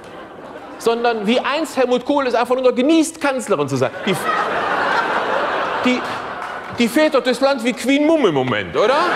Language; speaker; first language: German; native; German